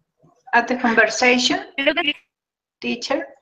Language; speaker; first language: English; non-native, learner; Spanish